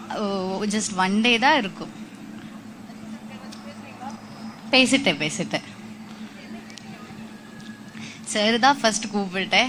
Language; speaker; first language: Tamil; non-native, learner; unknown